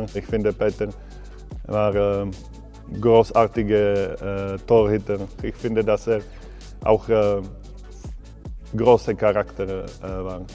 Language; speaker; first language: German; non-native, fluent; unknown